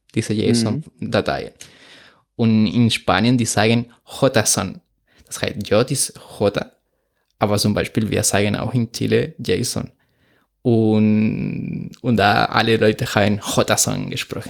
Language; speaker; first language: German; non-native, fluent; Spanish